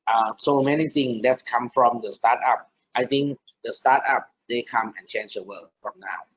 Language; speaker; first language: English; non-native, learner; Thai